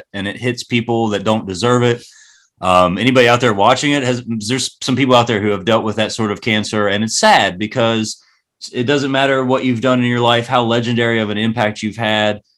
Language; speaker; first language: English; native; English